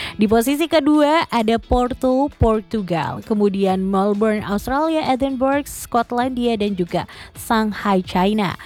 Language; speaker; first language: Indonesian; native; Indonesian